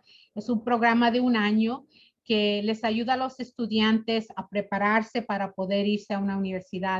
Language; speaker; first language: Spanish; early bilingual, other home language; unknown